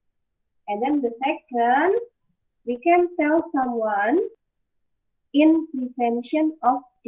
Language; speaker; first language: English; non-native, fluent; Indonesian